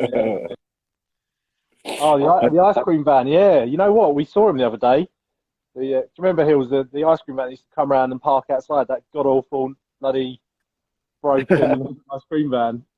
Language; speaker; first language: English; native; English